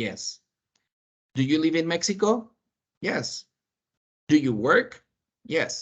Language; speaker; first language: English; non-native, fluent; Spanish